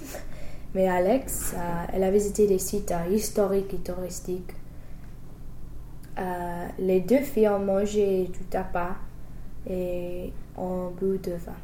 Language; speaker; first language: French; non-native, fluent; English